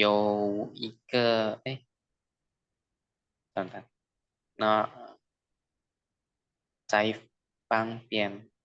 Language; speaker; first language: Chinese; non-native, learner; Indonesian